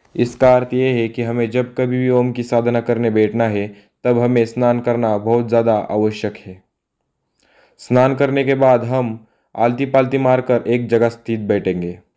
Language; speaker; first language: Hindi; non-native, local second language; Marathi